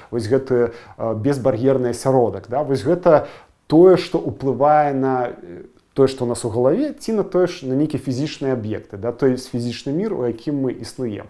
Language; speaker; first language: Belarusian; native; Belarusian